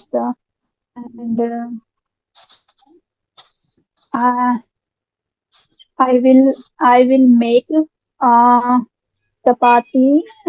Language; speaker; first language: English; non-native, learner; Hindi